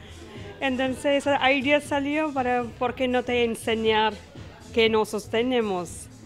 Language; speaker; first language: Spanish; non-native, learner; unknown